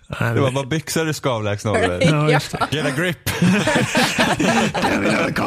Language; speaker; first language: Swedish; native; Swedish